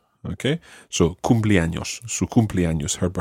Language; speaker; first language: Spanish; non-native, fluent; English